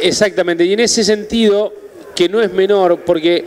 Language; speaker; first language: Spanish; native; Spanish